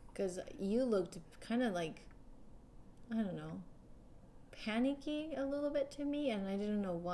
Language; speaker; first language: English; non-native, fluent; Japanese